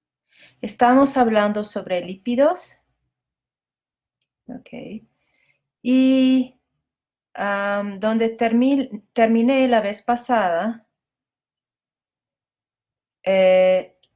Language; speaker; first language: Spanish; non-native, fluent; English